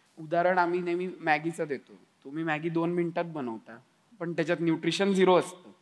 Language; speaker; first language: Marathi; native; Marathi